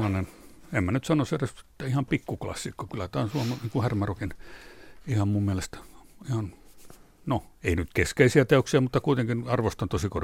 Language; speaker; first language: Finnish; native; Finnish